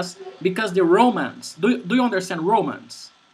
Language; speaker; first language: English; non-native, fluent; Portuguese